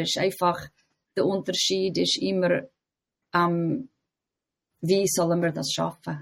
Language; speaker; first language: German; non-native, fluent; English